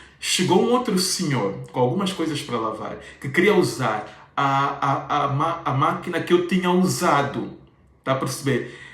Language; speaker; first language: Portuguese; native; Portuguese